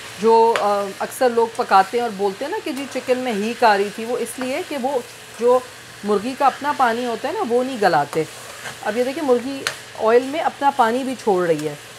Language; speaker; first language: Urdu; native; Urdu